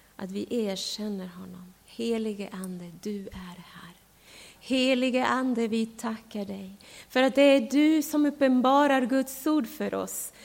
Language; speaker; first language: Swedish; non-native, fluent; Spanish